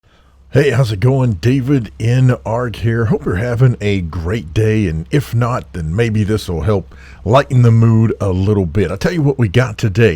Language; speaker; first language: English; native; English